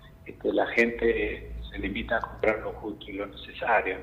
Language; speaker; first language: Spanish; native; Spanish